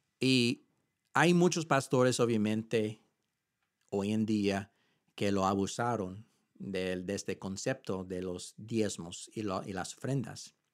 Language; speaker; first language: Spanish; early bilingual, heritage; Spanish